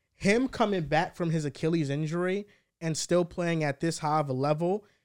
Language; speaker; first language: English; early bilingual, heritage; Spanish